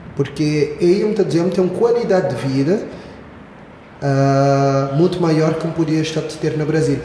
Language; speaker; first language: Portuguese; non-native, local second language; Kabuverdianu